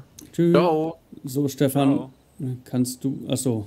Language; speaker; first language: German; native; German